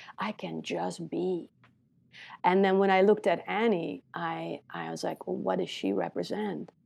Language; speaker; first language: English; non-native, fluent; Romanian